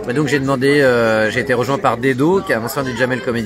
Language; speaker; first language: French; native; French